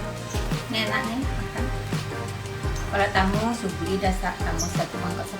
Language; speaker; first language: Indonesian; native; Indonesian